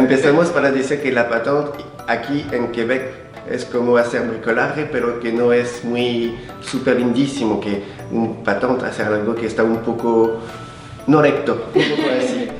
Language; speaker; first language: Spanish; non-native, fluent; French